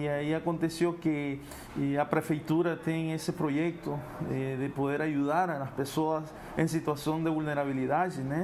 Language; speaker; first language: Portuguese; non-native, fluent; Spanish